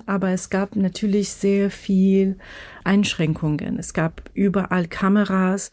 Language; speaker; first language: German; non-native, fluent; Persian